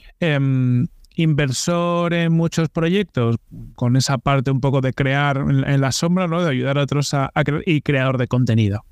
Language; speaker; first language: Spanish; native; Spanish